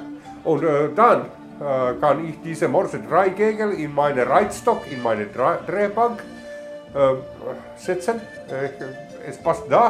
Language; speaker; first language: German; non-native, learner; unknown